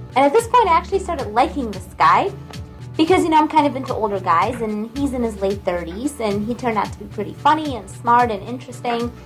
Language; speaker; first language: English; non-native, fluent; Russian